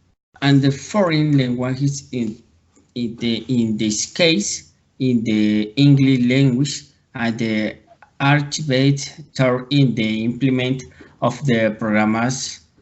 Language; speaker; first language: English; non-native, learner; Spanish